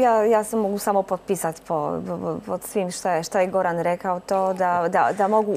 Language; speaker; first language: Croatian; non-native, fluent; Polish